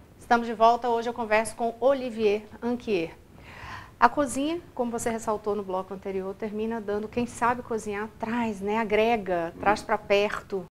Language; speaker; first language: Portuguese; native; Portuguese